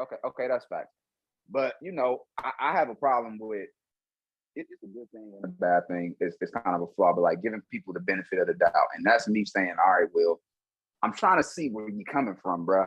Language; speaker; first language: English; native; English